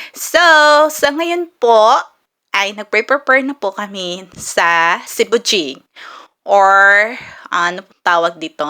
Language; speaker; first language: Filipino; non-native, local second language; Cebuano